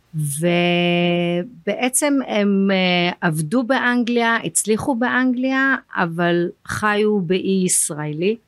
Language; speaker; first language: Hebrew; early bilingual, heritage; Hebrew